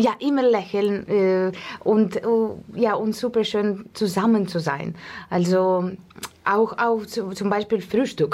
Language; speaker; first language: German; non-native, learner; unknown